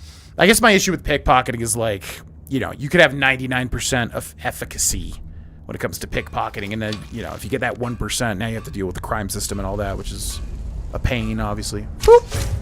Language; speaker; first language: English; native; English